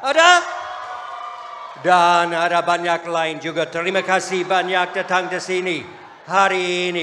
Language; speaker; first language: Indonesian; non-native, fluent; English